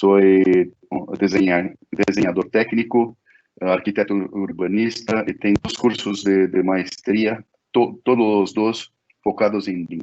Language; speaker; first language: Spanish; non-native, fluent; Portuguese